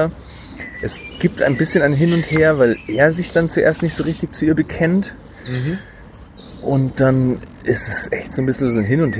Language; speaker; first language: German; native; German